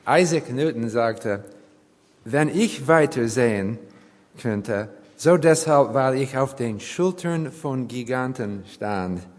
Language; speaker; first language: German; non-native, learner; English